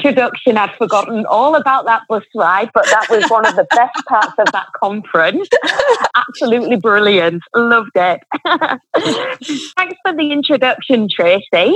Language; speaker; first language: English; native; English